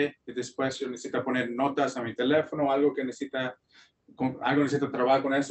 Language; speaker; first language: Spanish; early bilingual, heritage; Spanish